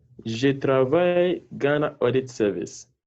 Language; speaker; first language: French; non-native, learner; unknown